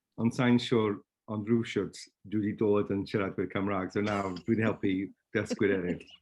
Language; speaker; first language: Welsh; non-native, local second language; English